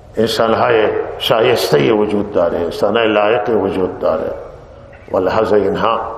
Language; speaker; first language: Persian; non-native, local second language; Baluchi